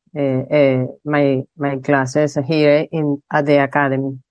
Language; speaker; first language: English; non-native, learner; Spanish